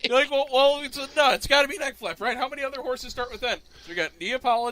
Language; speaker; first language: English; native; English